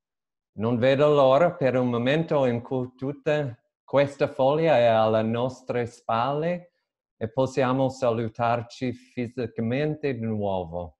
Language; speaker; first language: Italian; non-native, learner; English